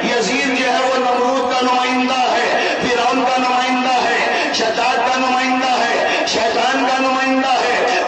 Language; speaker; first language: Urdu; native; Urdu